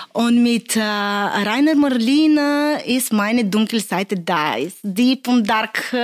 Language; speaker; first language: German; non-native, learner; Bulgarian